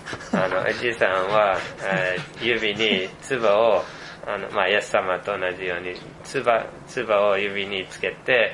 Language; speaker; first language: Japanese; non-native, fluent; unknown